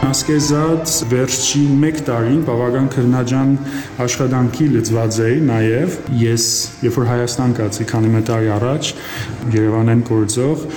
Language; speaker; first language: Armenian; early bilingual, heritage; Armenian